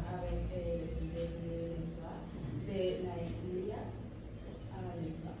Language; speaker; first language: French; non-native, learner; Spanish